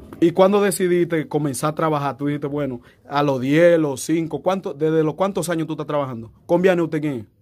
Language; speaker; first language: Spanish; native; Spanish